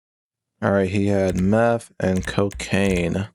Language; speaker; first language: English; native; English